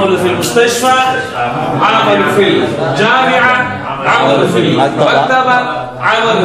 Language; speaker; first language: Arabic; non-native, learner; Tamil